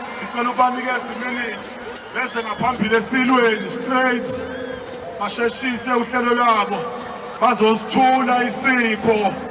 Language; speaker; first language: Zulu; native; Zulu